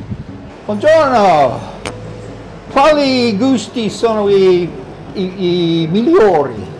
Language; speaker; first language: Italian; non-native, learner; English